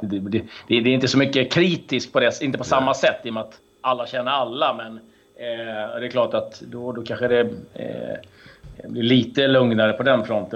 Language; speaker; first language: Swedish; native; Swedish